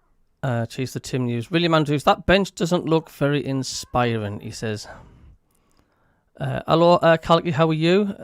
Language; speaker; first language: English; native; English